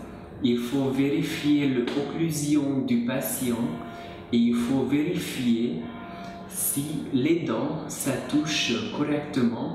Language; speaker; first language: French; non-native, learner; Hungarian